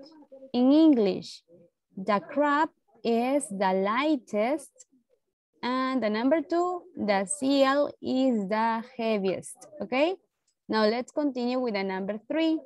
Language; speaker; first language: English; non-native, learner; Spanish